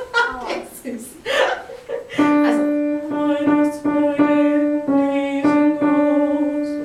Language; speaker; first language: German; native; German